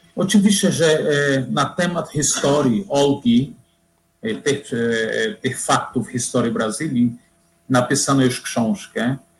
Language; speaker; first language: Polish; non-native, fluent; Portuguese